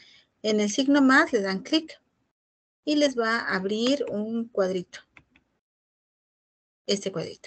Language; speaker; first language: Spanish; native; Spanish